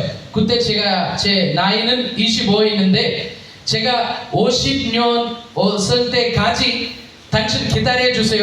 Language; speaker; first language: Korean; non-native, learner; Telugu